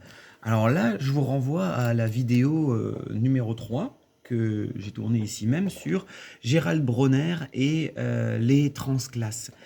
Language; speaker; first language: French; native; French